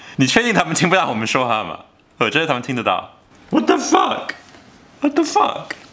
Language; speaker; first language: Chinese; non-native, fluent; English